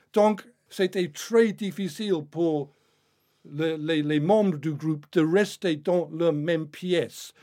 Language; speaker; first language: French; non-native, fluent; English